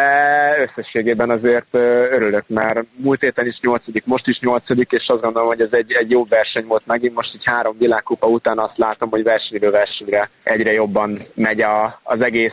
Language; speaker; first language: Hungarian; native; Hungarian